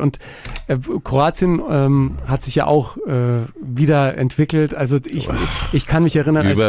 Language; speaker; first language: German; native; German